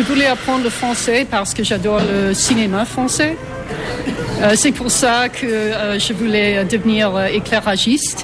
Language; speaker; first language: French; non-native, fluent; English